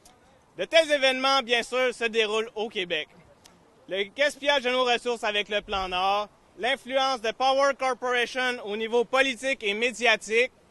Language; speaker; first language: French; native; French